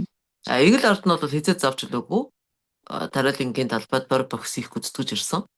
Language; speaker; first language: Mongolian; native; Mongolian